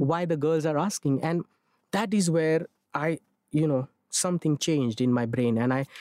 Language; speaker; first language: English; non-native, local second language; Marathi